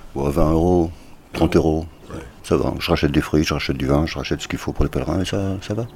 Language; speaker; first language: French; early bilingual, other home language; Portuguese